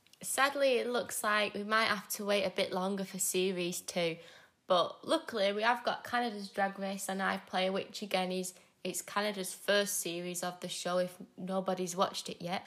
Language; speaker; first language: English; native; English